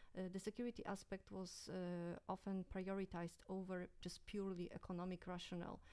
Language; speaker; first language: English; non-native, fluent; Polish